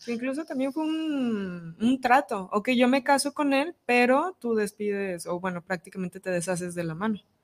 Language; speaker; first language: Spanish; native; Spanish